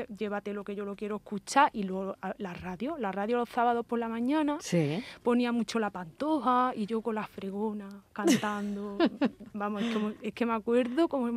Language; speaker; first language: Spanish; native; Spanish